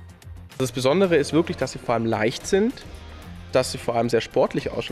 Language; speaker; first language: German; native; German